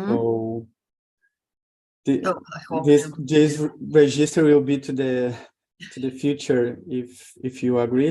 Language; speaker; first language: English; non-native, fluent; Portuguese